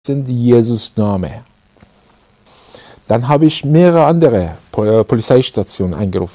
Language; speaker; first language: German; non-native, learner; Persian